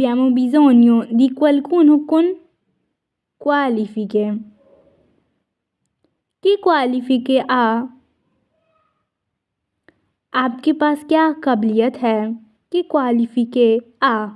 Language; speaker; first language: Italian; non-native, fluent; Urdu